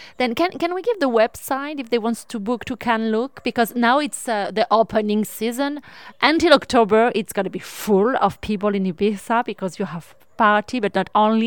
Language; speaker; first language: English; non-native, learner; French